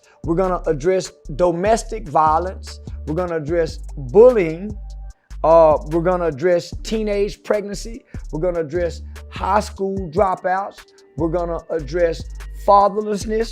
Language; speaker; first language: English; native; English